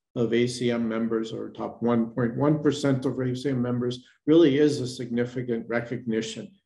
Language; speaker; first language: English; native; English